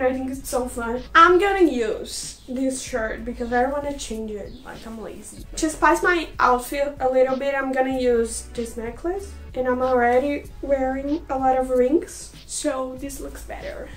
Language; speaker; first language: English; non-native, fluent; Portuguese